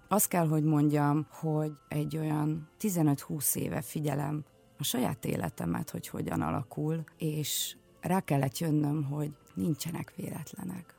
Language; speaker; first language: Hungarian; early bilingual, other home language; Russian